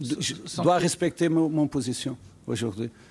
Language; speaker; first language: French; non-native, learner; Portuguese